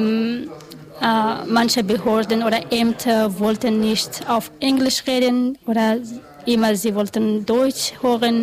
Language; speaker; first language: German; non-native, learner; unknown